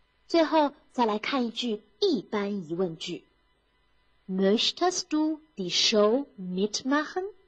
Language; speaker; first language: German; non-native, fluent; Chinese